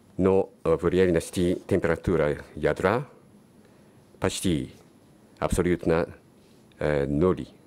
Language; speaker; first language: Russian; non-native, learner; Japanese